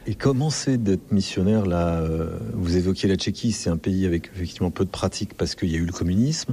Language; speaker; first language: French; native; French